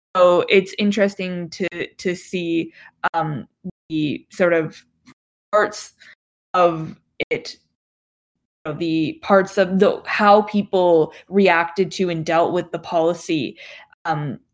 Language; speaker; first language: English; native; English